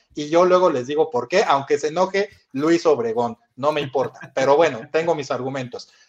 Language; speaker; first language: Spanish; native; Spanish